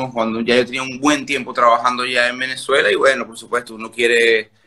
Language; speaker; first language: Spanish; native; Spanish